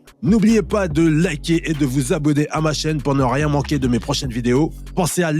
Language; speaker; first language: French; native; French